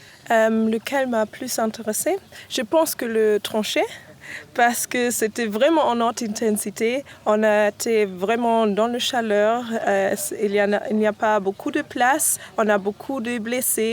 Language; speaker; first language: French; non-native, fluent; German